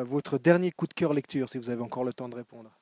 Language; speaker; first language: French; native; French